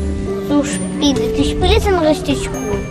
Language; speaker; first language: German; early bilingual, heritage; German